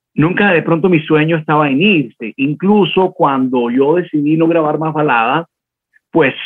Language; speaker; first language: Spanish; native; Spanish